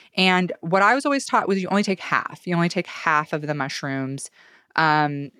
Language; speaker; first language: English; native; English